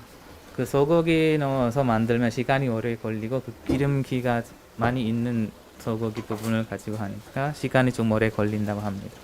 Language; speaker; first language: Korean; non-native, learner; Hungarian